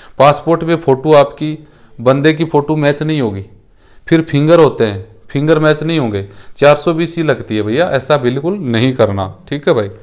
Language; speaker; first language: Hindi; native; Hindi